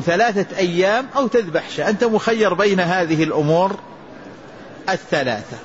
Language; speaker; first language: Arabic; native; Arabic